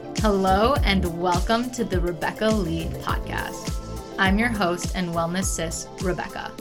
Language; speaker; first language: English; native; English